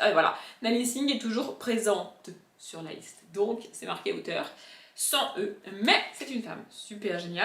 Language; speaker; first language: French; native; French